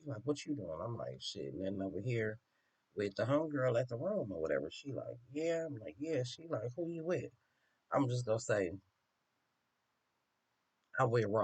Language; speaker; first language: English; native; English